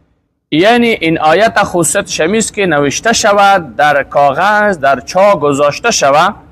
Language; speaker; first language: Persian; native; Persian